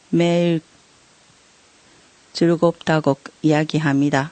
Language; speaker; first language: Korean; non-native, learner; Japanese